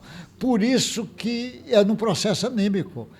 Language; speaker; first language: Portuguese; native; Portuguese